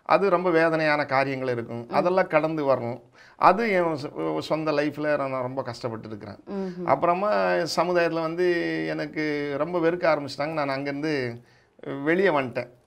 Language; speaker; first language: Tamil; non-native, local second language; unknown